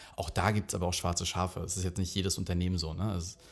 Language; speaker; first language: German; native; German